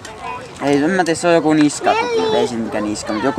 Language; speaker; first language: Finnish; native; Finnish